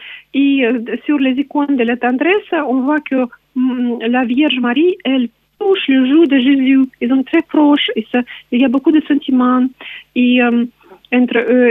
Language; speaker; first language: French; non-native, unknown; Russian